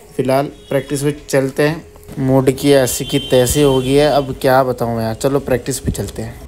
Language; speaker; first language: Hindi; non-native, local second language; Bangla